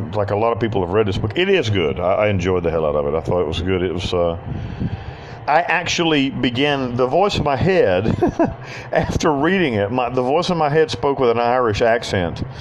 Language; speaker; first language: English; native; English